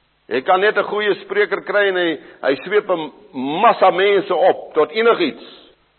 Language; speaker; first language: Afrikaans; native; Afrikaans